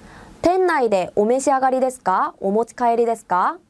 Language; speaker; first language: Japanese; non-native, fluent; Korean